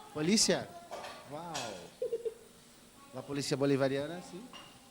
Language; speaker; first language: Spanish; non-native, learner; Portuguese